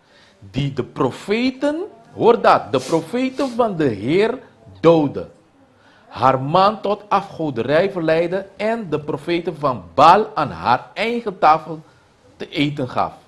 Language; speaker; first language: Dutch; non-native, local second language; Papiamento